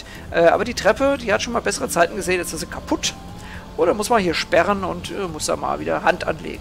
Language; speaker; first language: German; native; German